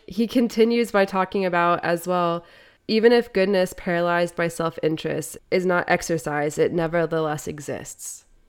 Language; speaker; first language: English; native; English